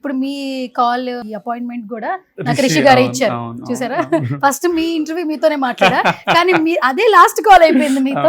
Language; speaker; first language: Telugu; native; Telugu